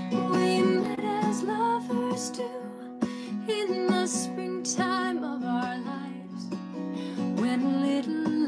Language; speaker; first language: English; native; English